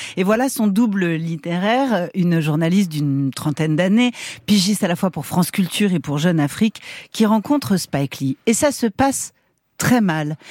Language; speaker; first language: French; native; French